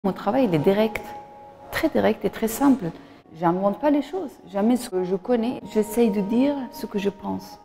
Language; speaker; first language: French; non-native, fluent; Persian